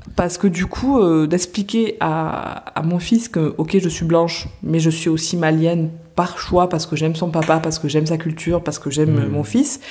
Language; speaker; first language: French; native; French